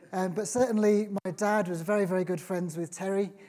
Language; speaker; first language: English; native; English